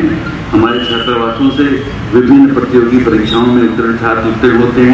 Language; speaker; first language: Hindi; native; Hindi